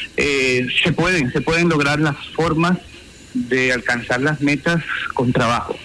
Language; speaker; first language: Spanish; native; Spanish